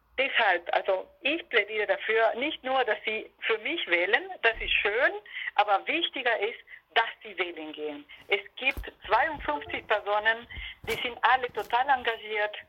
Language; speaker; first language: German; non-native, fluent; Spanish